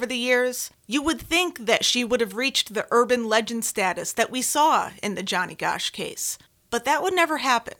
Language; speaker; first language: English; native; English